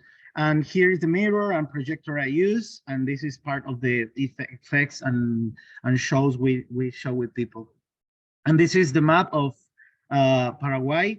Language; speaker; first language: English; non-native, learner; Spanish